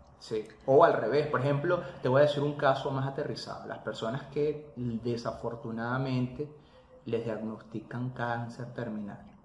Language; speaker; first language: Spanish; native; Spanish